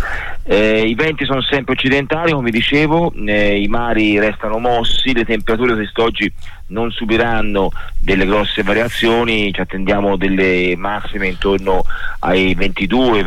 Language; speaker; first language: Italian; native; Italian